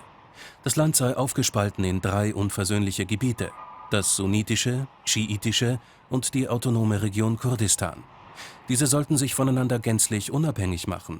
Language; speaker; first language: German; native; German